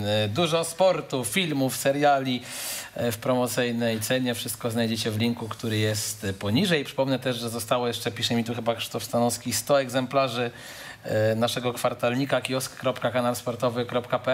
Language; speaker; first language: Polish; native; Polish